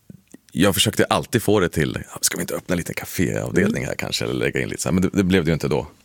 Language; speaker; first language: Swedish; native; Swedish